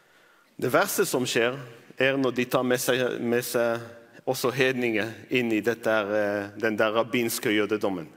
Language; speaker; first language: Norwegian; non-native, fluent; Arabic